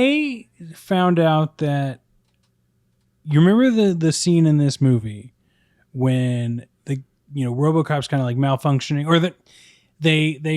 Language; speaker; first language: English; native; English